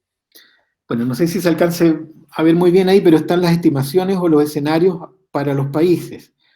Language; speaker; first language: Spanish; native; Spanish